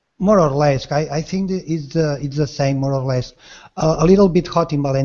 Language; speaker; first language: English; non-native, learner; Spanish